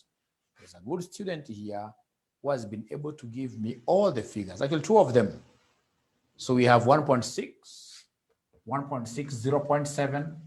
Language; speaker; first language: English; non-native, local second language; Swahili